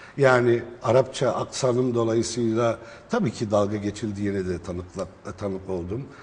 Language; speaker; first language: Turkish; non-native, local second language; Arabic